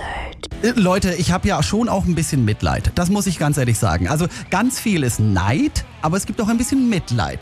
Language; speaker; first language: German; native; German